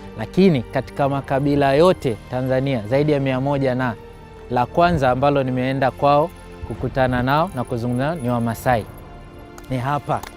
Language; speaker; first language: Swahili; native; Swahili